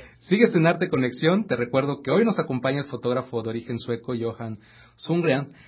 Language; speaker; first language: Spanish; native; Spanish